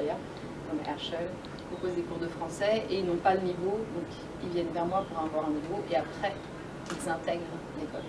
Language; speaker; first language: French; native; French